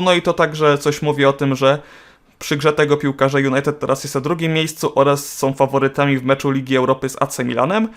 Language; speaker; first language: Polish; native; Polish